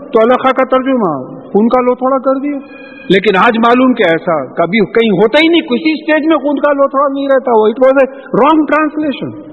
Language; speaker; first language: Urdu; native; Urdu